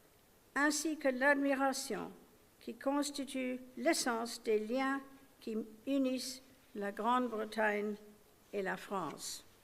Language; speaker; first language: French; non-native, fluent; English